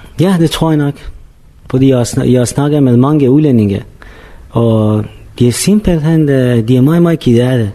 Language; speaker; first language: Danish; non-native, fluent; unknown